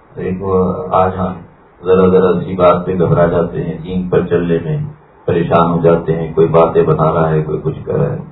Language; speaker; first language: Urdu; native; Urdu